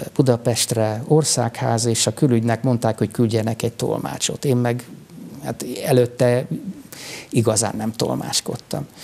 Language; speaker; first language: Hungarian; native; Hungarian